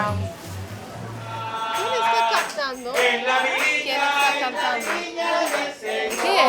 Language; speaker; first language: Spanish; non-native, fluent; English